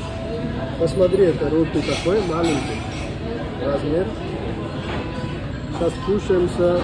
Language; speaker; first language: Russian; non-native, learner; Marathi